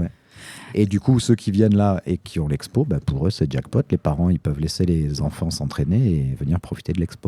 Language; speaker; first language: French; native; French